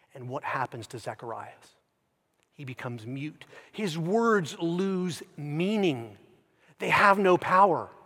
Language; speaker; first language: English; native; English